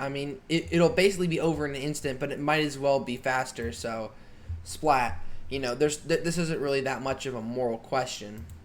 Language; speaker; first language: English; native; English